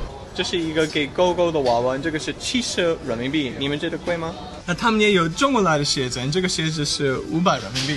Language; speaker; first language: Chinese; non-native, fluent; English